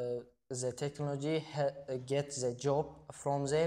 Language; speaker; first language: English; non-native, learner; Tajik